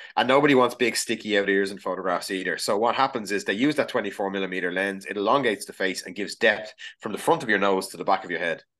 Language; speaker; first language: English; native; English